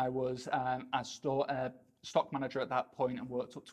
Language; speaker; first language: English; native; English